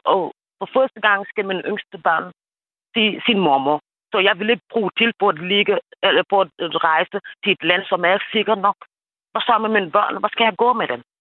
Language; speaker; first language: Danish; non-native, fluent; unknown